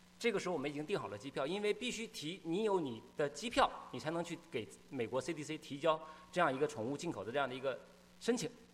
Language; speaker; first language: Chinese; native; Chinese